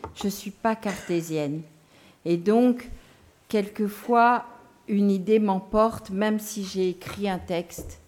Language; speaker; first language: French; non-native, local second language; Gujarati